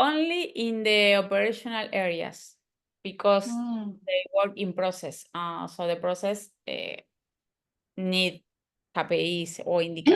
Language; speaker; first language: English; non-native, learner; Spanish